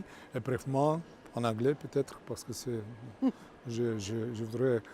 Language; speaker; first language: French; non-native, fluent; Czech